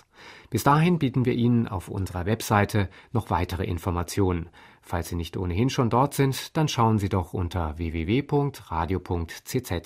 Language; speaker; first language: German; native; German